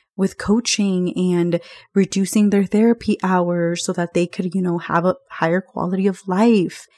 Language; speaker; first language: English; early bilingual, other home language; Spanish